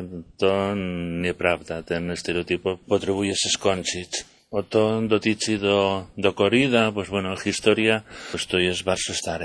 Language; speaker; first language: Polish; non-native, learner; Spanish